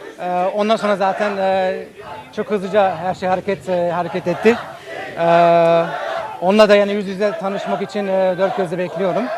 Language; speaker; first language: Turkish; early bilingual, heritage; Turkish